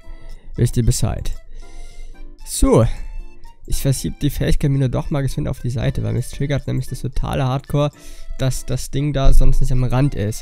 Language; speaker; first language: German; native; German